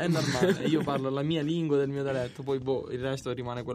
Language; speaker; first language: Italian; native; Italian